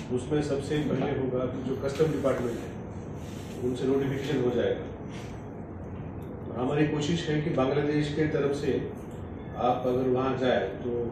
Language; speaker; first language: Hindi; non-native, local second language; Bangla